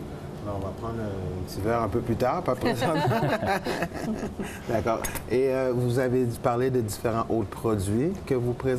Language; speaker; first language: French; native; French